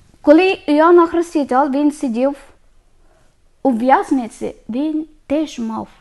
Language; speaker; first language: Ukrainian; non-native, learner; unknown